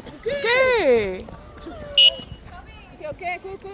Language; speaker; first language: Korean; native; Korean